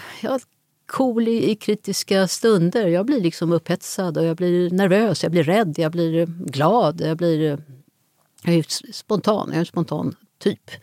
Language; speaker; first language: Swedish; native; Swedish